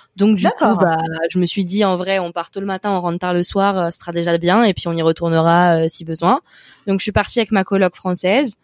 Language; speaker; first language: French; native; French